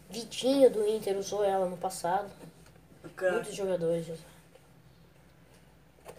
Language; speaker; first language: Portuguese; native; Portuguese